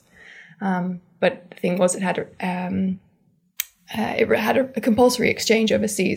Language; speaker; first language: English; native; English